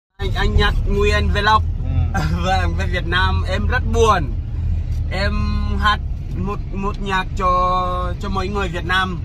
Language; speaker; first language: Vietnamese; non-native, learner; Portuguese